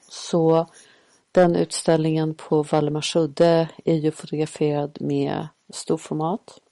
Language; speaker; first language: Swedish; native; Swedish